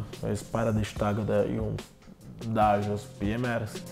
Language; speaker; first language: Latvian; non-native, learner; Portuguese